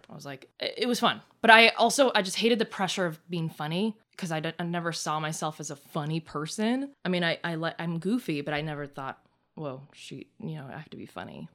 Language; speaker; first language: English; early bilingual, other home language; Russian